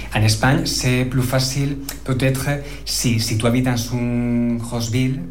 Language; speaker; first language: French; non-native, fluent; Spanish